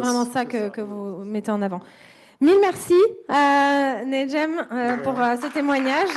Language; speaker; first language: French; native; French